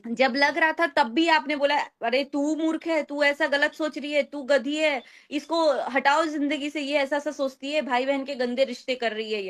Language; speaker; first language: Hindi; native; Hindi